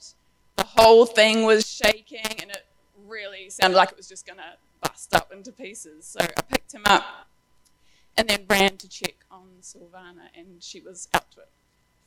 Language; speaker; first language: English; native; English